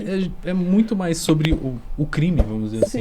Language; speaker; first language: Portuguese; native; Portuguese